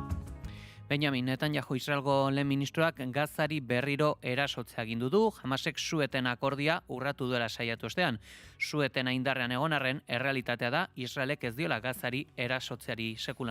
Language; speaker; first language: Basque; native; Basque